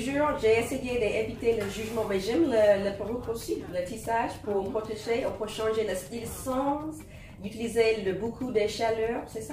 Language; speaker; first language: French; non-native, learner; English